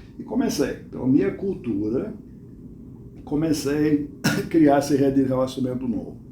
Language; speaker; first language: Portuguese; non-native, fluent; English